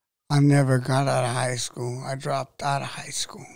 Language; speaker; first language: English; early bilingual, other home language; Spanish